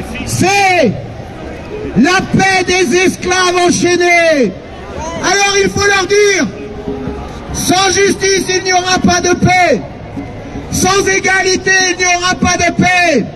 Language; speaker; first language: French; native; French